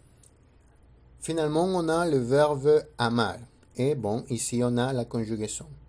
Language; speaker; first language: French; non-native, fluent; Spanish